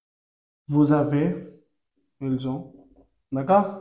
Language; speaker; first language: French; non-native, fluent; Bangla